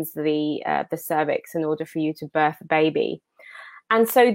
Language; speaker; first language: English; native; English